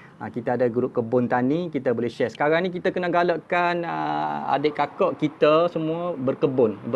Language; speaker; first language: Malay; native; Malay